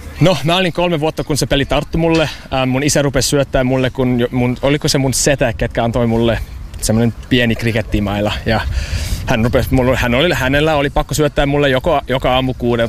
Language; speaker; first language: Finnish; non-native, fluent; English